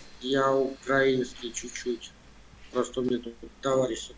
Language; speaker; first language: Ukrainian; non-native, learner; Russian